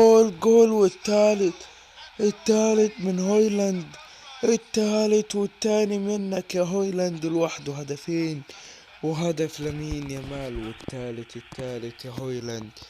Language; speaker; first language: Arabic; native; Arabic